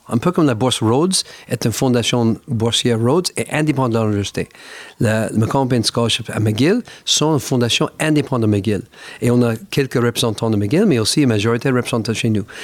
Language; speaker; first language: French; non-native, fluent; English